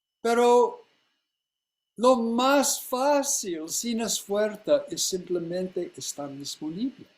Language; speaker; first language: Spanish; non-native, fluent; English